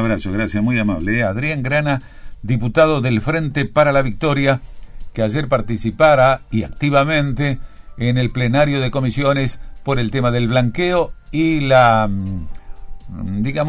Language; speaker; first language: Spanish; native; Spanish